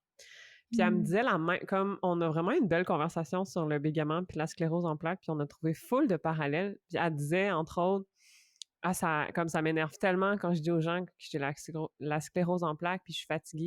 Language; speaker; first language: French; native; French